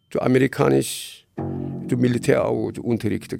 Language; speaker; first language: German; non-native, learner; Korean